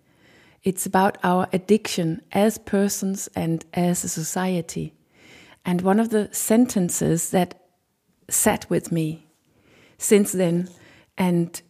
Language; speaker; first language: English; non-native, fluent; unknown